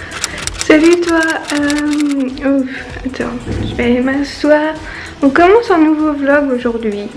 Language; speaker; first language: French; native; French